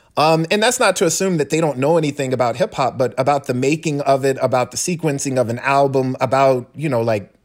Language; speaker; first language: English; native; English